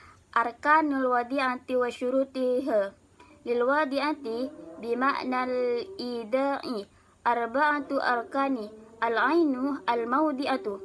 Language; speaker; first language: Arabic; non-native, learner; Indonesian